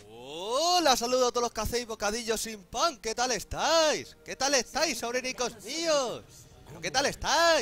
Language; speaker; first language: Spanish; native; Spanish